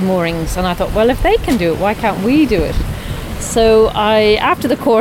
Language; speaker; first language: English; native; English